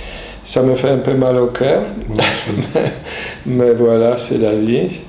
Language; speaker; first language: French; non-native, fluent; Polish